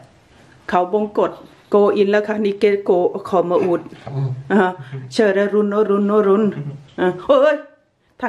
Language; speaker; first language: Thai; native; Thai